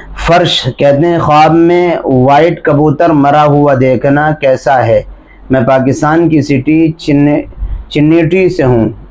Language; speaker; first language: Hindi; native; Hindi